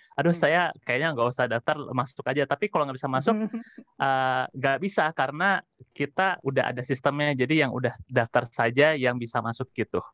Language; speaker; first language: Indonesian; native; Indonesian